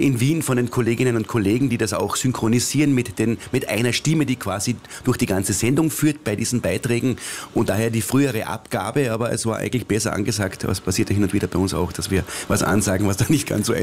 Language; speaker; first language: German; native; German